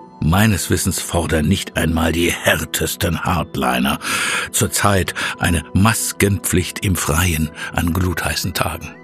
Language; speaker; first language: German; native; German